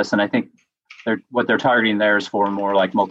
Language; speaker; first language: English; native; English